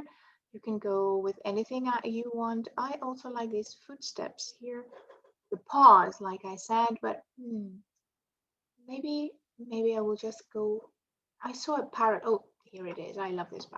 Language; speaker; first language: English; non-native, fluent; Greek